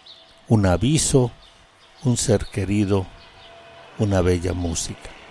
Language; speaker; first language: Spanish; native; Spanish